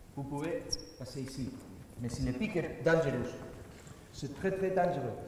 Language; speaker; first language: French; non-native, learner; Spanish